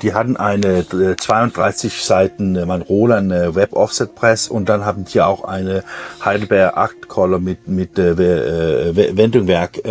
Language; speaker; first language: German; non-native, learner; Danish